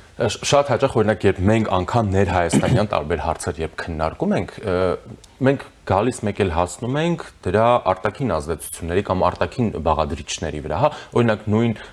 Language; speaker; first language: Armenian; native; Armenian